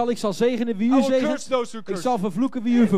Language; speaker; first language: Dutch; native; Dutch